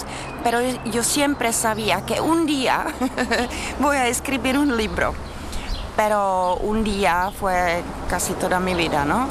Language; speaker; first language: Spanish; non-native, fluent; Czech